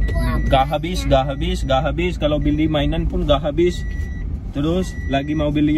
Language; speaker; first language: Indonesian; non-native, learner; Urdu